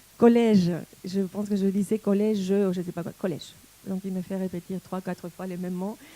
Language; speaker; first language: French; non-native, fluent; Spanish